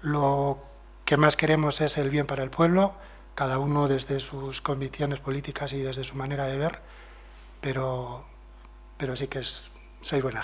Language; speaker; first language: Spanish; non-native, local second language; Basque